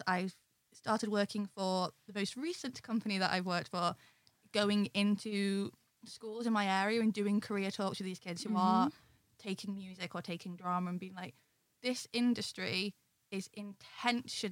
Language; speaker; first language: English; native; English